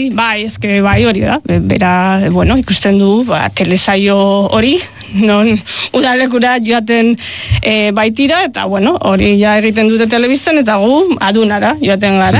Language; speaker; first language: Basque; non-native, local second language; Spanish